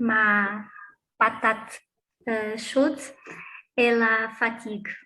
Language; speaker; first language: French; non-native, learner; Portuguese